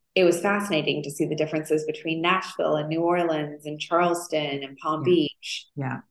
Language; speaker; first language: English; native; English